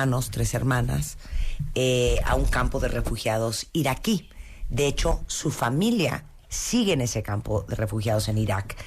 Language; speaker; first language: Spanish; native; Spanish